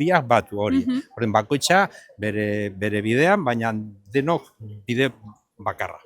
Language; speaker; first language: Basque; non-native, learner; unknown